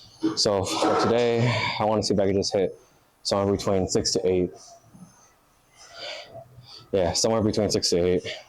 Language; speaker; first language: English; native; English